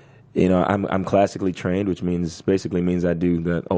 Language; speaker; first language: English; native; English